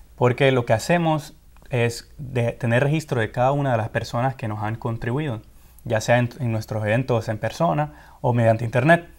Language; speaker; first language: Spanish; native; Spanish